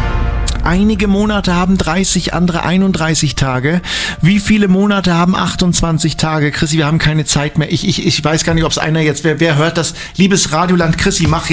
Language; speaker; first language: German; native; German